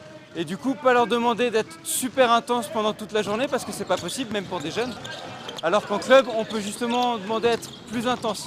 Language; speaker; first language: French; native; French